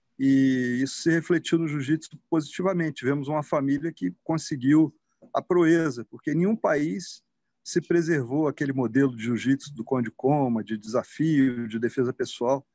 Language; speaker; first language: Portuguese; native; Portuguese